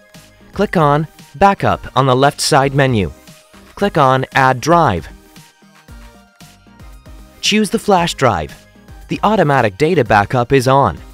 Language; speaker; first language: English; non-native, fluent; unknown